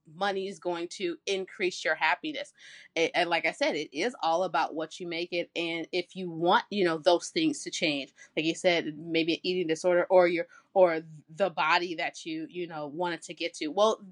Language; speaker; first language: English; native; English